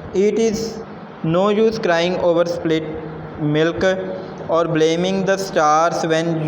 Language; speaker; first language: English; non-native, local second language; Punjabi